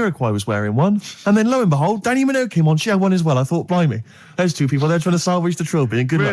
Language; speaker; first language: English; native; English